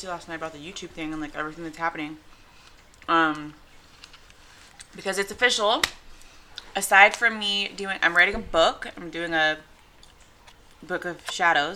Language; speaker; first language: English; native; English